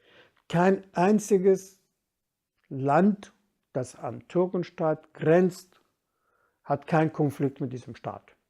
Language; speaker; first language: German; non-native, fluent; Kurdish